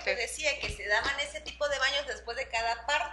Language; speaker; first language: Spanish; native; Spanish